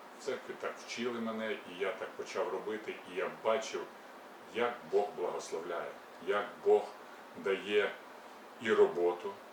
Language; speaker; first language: Ukrainian; native; Ukrainian